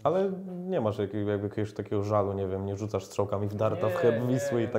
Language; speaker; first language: Polish; native; Polish